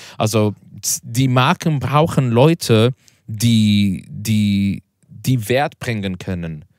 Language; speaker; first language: German; non-native, learner; Spanish